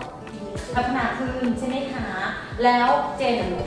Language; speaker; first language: Thai; native; Thai